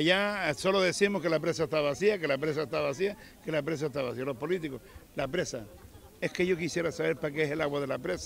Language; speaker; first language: Spanish; native; Spanish